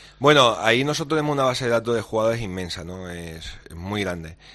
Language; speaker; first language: Spanish; native; Spanish